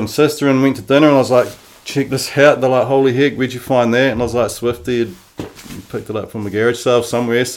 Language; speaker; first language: English; native; English